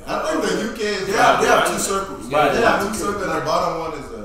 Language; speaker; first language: English; native; English